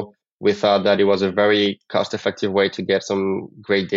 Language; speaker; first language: English; non-native, fluent; French